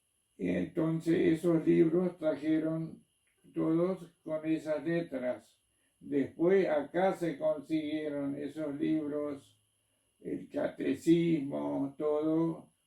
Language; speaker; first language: Spanish; non-native, local second language; German